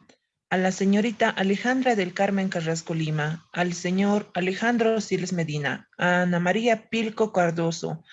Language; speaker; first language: Spanish; native; Spanish